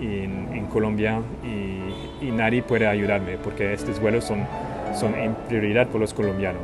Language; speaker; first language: Spanish; non-native, learner; English